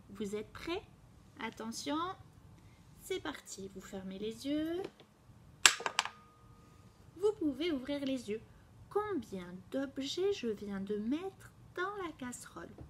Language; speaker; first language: French; native; French